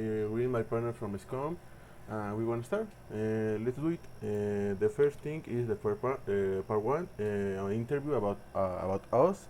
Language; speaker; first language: English; non-native, learner; Spanish